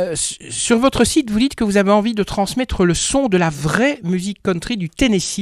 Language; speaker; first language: French; native; French